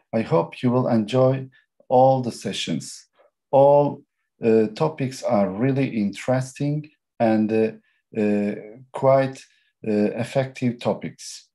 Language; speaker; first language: English; non-native, fluent; Turkish